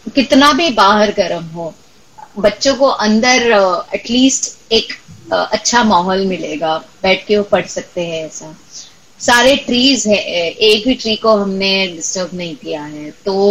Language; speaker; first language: Hindi; non-native, local second language; Marathi